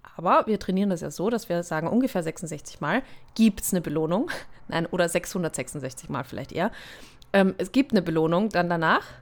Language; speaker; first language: German; native; German